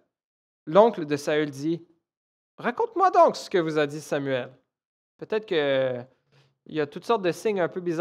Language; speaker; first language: French; native; French